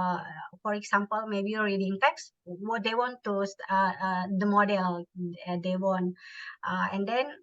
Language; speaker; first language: English; non-native, learner; Indonesian